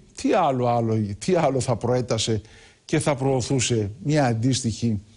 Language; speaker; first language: Greek; native; Greek